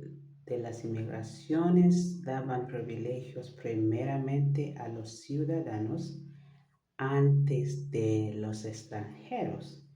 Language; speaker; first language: Spanish; non-native, fluent; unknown